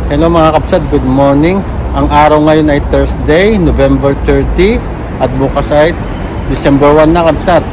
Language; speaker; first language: Filipino; non-native, local second language; Iloko